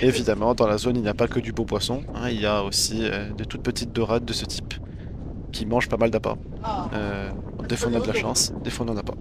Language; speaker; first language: French; native; French